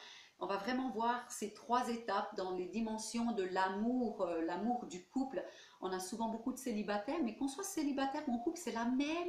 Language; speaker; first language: French; native; French